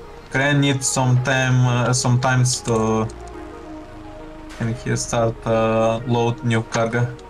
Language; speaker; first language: English; non-native, learner; Russian